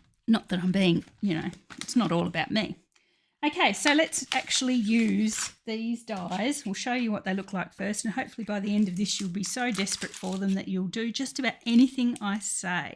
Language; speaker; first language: English; native; English